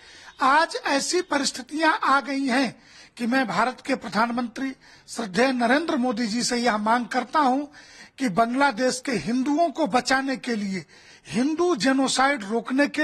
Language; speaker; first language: Hindi; native; Hindi